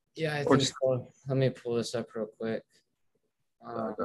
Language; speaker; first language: English; native; English